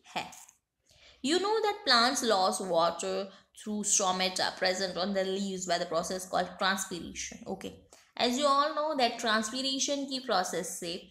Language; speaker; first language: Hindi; non-native, local second language; Gujarati